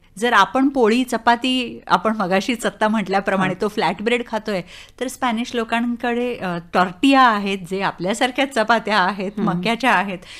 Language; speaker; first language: Marathi; native; Marathi